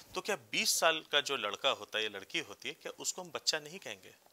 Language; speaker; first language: Hindi; native; Hindi